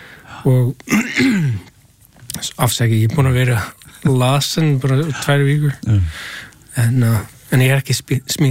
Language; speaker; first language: Icelandic; non-native, learner; English